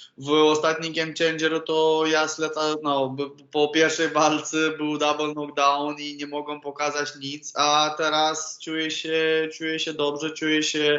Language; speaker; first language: Polish; non-native, learner; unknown